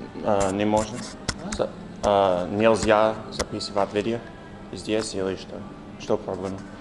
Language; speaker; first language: Russian; non-native, learner; English